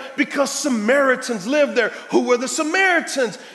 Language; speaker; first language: English; native; English